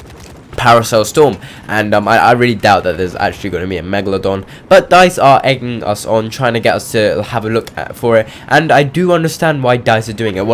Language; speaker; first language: English; native; English